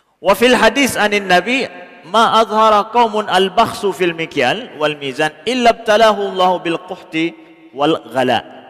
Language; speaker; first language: Malay; non-native, local second language; Achinese